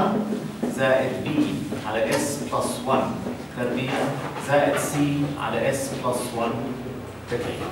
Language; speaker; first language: Arabic; native; Arabic